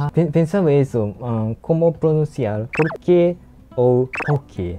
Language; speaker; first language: Portuguese; non-native, learner; Japanese